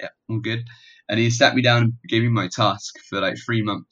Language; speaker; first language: English; native; English